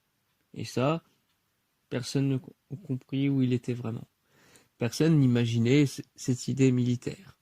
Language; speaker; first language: French; native; French